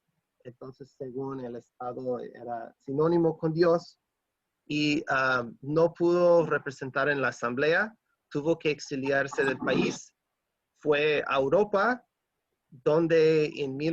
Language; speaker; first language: Spanish; non-native, fluent; English